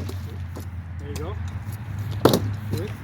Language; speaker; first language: English; native; English